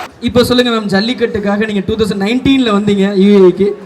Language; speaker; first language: Tamil; native; Tamil